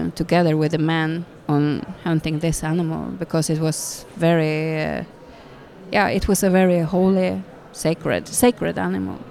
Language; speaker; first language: English; non-native, fluent; Norwegian